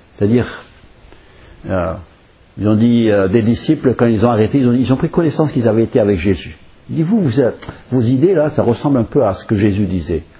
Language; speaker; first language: French; non-native, fluent; English